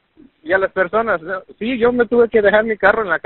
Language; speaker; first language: Spanish; native; Spanish